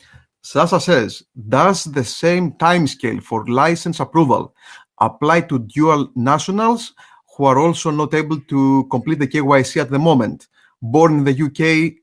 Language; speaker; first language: English; non-native, fluent; Greek